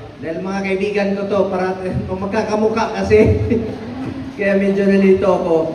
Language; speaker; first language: Filipino; non-native, local second language; Cebuano